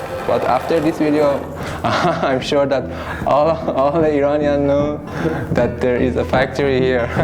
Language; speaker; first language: English; non-native, learner; Persian